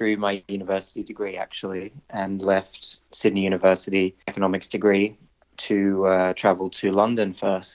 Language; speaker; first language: English; native; English